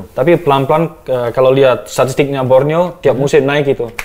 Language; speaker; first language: Indonesian; non-native, fluent; Dutch